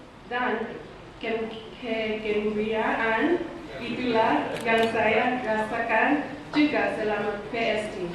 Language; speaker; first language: Indonesian; non-native, learner; English